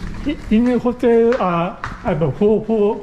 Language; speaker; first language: Indonesian; non-native, learner; Japanese